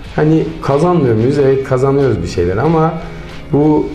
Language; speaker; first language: Turkish; native; Turkish